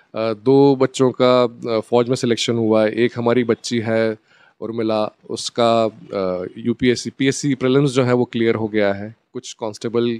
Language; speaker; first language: Hindi; native; Hindi